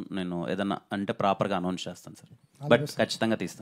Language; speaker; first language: Telugu; native; Telugu